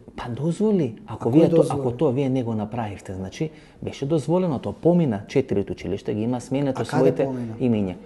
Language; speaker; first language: Macedonian; non-native, local second language; Albanian